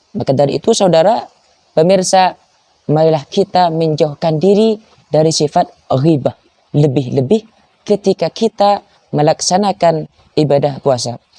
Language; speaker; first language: Malay; non-native, local second language; Madurese